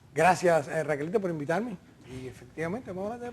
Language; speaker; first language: Spanish; native; Spanish